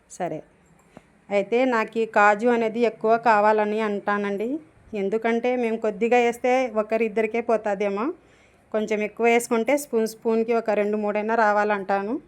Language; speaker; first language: Telugu; non-native, local second language; Urdu